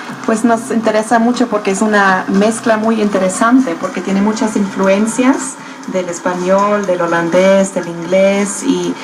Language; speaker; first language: Spanish; non-native, fluent; German